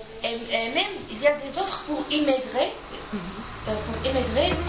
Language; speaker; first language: French; non-native, learner; Arabic